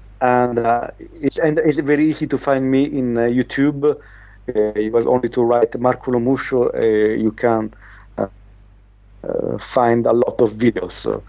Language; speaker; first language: English; non-native, learner; Italian